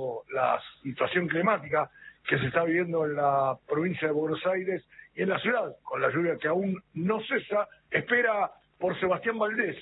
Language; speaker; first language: Spanish; native; Spanish